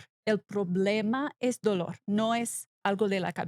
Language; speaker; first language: Spanish; non-native, learner; English